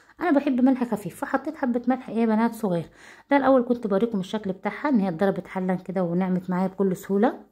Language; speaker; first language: Arabic; native; Arabic